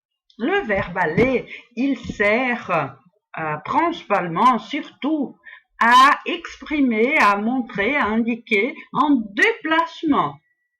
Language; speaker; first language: French; non-native, fluent; Portuguese